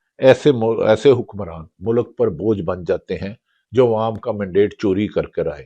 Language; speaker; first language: Urdu; non-native, local second language; Punjabi